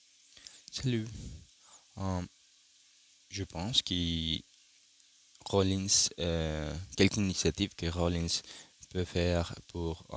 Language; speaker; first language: French; non-native, learner; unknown